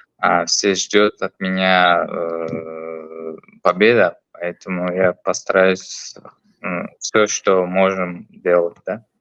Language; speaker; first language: Russian; non-native, learner; Uzbek